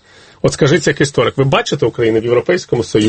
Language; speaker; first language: Ukrainian; native; Ukrainian